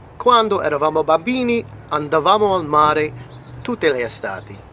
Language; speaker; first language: Italian; non-native, fluent; English